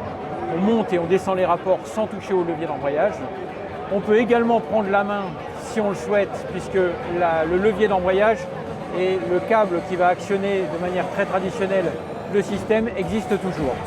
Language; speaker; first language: French; native; French